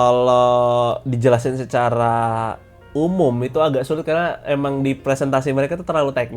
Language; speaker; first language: Indonesian; native; Indonesian